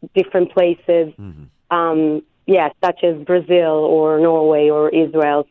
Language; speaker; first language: English; non-native, fluent; Hebrew